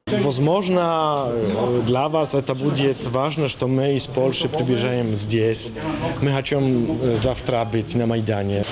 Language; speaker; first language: Russian; non-native, learner; Polish